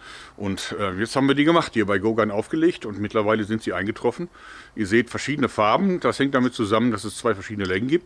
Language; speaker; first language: German; native; German